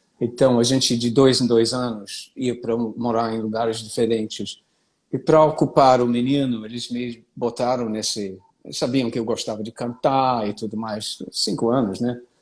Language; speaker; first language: Portuguese; non-native, fluent; English